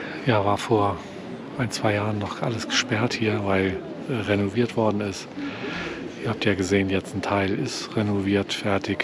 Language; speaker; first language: German; native; German